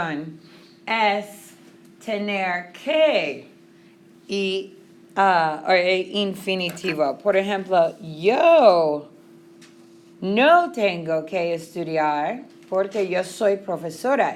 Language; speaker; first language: Spanish; non-native, fluent; English